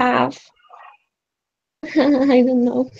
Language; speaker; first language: English; non-native, learner; Spanish